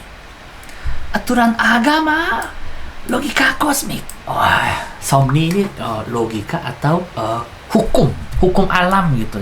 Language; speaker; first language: Indonesian; non-native, fluent; Korean